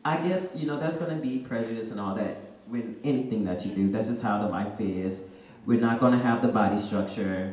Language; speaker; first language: English; native; English